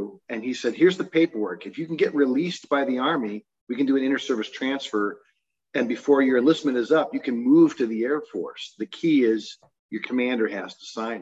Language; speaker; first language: English; native; English